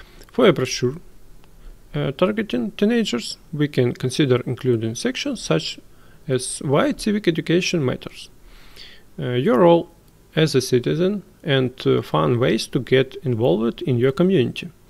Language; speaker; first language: English; non-native, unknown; Ukrainian